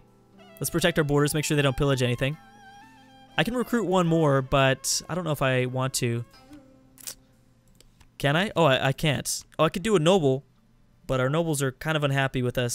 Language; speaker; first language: English; native; English